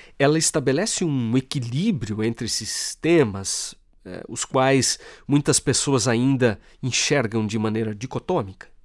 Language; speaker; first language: Portuguese; native; Portuguese